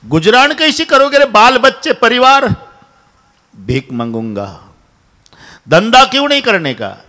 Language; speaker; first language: Hindi; non-native, local second language; Marathi